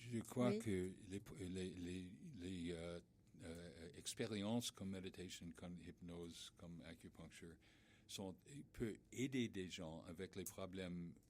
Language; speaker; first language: French; non-native, learner; English